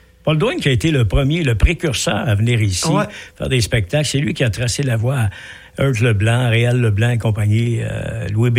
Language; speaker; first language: French; native; French